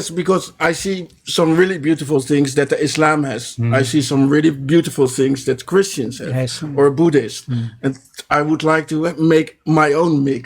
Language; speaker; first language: English; non-native, fluent; Dutch